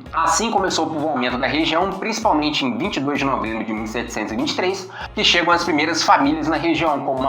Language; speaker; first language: Portuguese; native; Portuguese